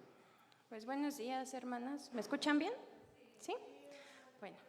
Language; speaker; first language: Spanish; native; Spanish